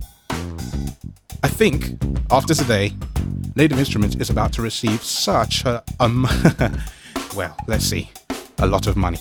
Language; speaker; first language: English; native; English